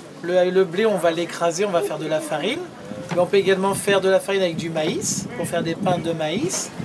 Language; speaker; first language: French; native; French